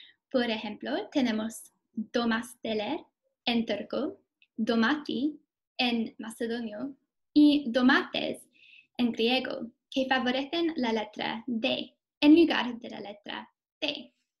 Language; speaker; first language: Spanish; non-native, fluent; English